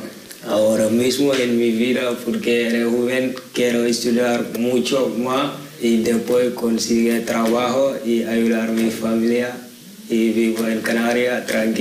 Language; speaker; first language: Spanish; non-native, learner; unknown